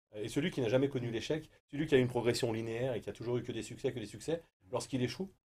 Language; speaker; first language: French; native; French